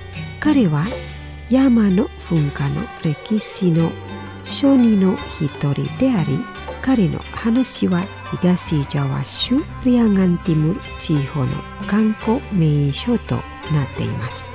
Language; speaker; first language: Japanese; non-native, fluent; Indonesian